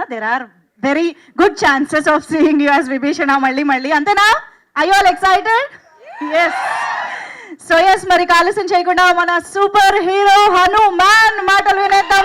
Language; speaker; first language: Telugu; native; Telugu